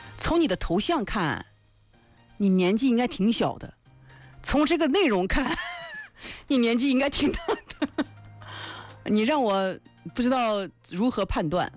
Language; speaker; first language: Chinese; native; Chinese